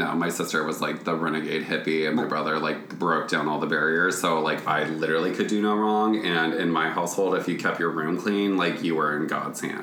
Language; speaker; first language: English; native; English